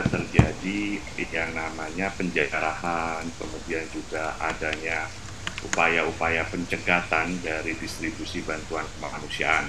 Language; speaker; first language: Indonesian; native; Indonesian